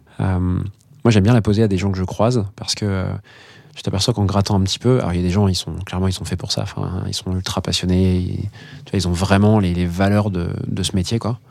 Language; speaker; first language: French; native; French